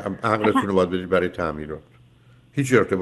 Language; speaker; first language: Persian; native; Persian